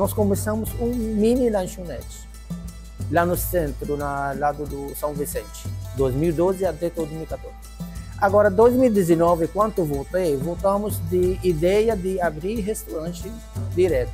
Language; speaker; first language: Portuguese; non-native, learner; Arabic